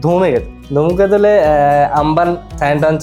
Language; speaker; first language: Malayalam; non-native, local second language; Bangla